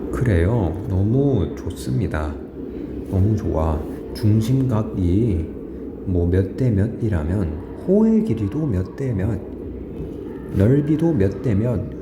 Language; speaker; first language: Korean; native; Korean